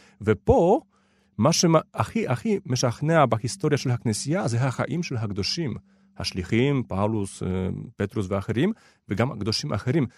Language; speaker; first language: Hebrew; non-native, fluent; Polish